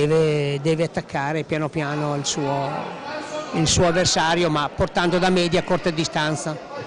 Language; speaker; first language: Italian; native; Italian